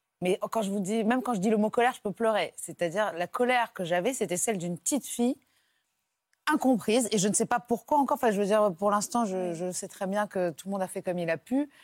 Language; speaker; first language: French; native; French